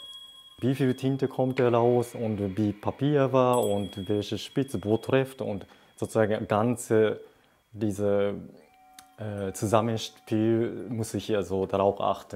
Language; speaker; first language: German; non-native, fluent; Japanese